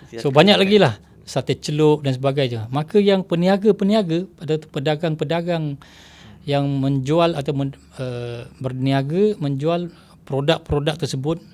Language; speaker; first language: Malay; non-native, local second language; Chinese